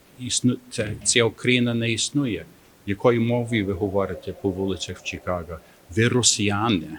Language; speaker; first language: Ukrainian; early bilingual, heritage; Ukrainian